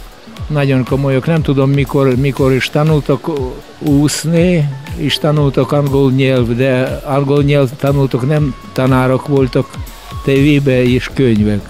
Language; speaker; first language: Hungarian; non-native, learner; Russian